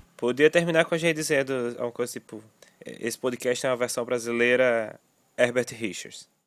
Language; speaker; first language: Portuguese; native; Portuguese